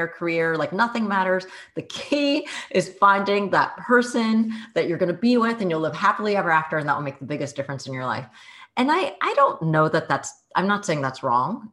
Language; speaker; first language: English; early bilingual, other home language; Chinese